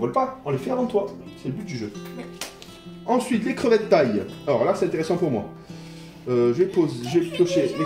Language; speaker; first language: French; native; French